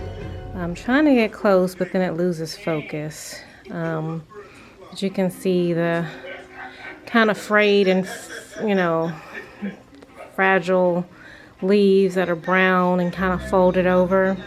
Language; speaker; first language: English; native; English